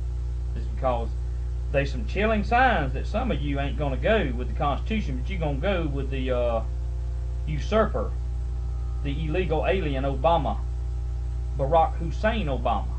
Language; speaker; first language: English; native; English